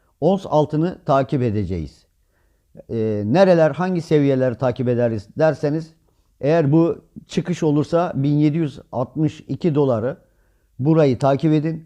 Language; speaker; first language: Turkish; native; Turkish